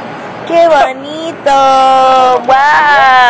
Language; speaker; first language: Spanish; early bilingual, heritage; Spanish